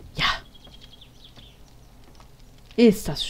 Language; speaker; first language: German; native; German